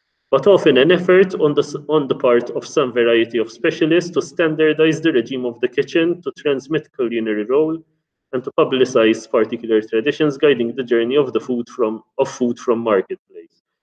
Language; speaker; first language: English; non-native, local second language; Maltese